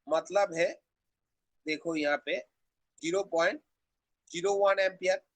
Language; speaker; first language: Hindi; non-native, local second language; Bangla